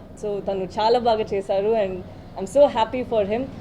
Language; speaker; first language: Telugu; non-native, local second language; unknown